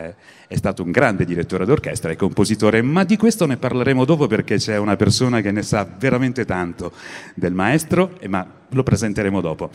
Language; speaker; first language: Italian; native; Italian